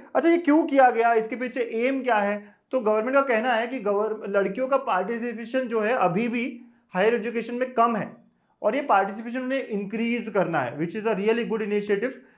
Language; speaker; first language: Hindi; native; Hindi